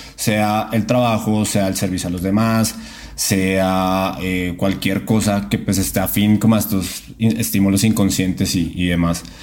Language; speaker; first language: Spanish; native; Spanish